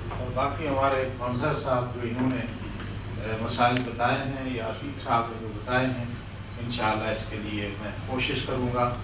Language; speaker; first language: Urdu; non-native, local second language; Saraiki